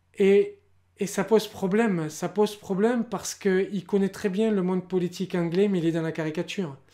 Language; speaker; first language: French; native; French